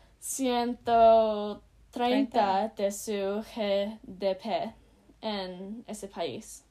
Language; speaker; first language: Spanish; non-native, learner; English